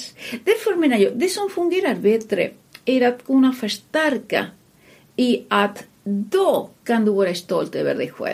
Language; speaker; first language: Swedish; non-native, fluent; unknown